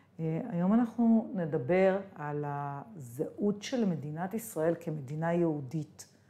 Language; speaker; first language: Hebrew; native; Hebrew